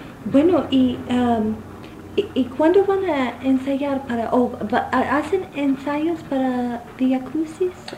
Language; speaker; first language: Spanish; non-native, fluent; English